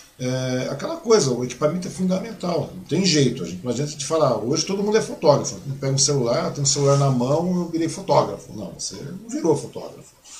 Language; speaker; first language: Portuguese; early bilingual, other home language; Chinese